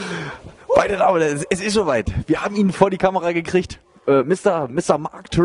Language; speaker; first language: German; native; German